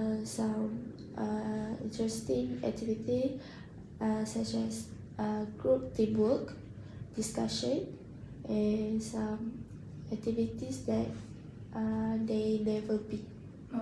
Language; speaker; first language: English; non-native, learner; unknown